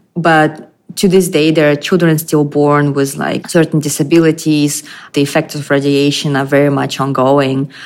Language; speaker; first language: English; non-native, fluent; Russian